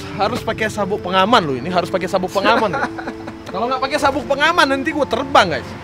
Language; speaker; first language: Indonesian; non-native, fluent; Russian